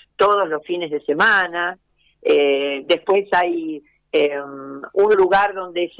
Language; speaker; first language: Spanish; native; Spanish